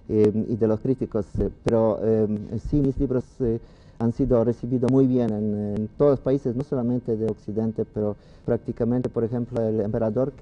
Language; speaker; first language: Spanish; non-native, fluent; Polish